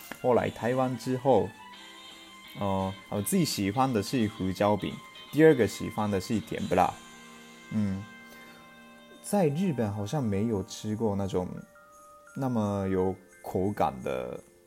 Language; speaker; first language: Chinese; non-native, fluent; Japanese